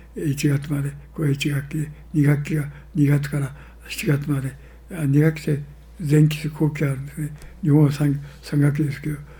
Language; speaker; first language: Japanese; native; Japanese